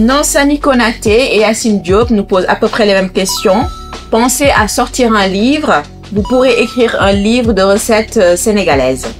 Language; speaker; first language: French; non-native, local second language; Wolof